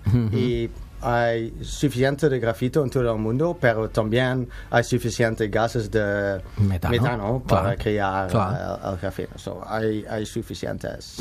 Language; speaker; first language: Spanish; non-native, learner; Dutch